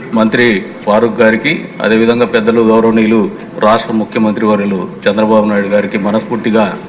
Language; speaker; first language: Telugu; native; Telugu